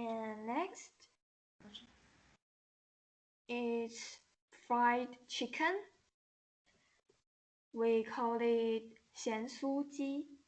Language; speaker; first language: English; non-native, learner; Chinese